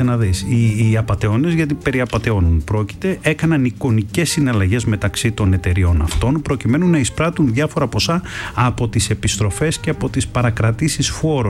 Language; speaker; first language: Greek; native; Greek